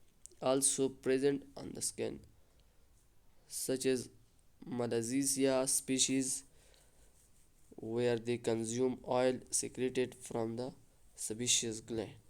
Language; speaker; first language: English; non-native, local second language; Urdu